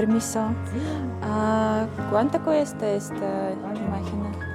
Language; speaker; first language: Spanish; non-native, learner; Russian